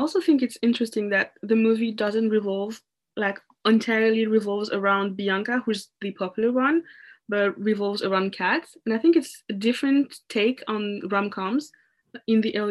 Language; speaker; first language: English; non-native, fluent; French